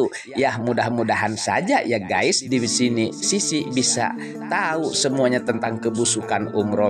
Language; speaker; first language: Indonesian; native; Indonesian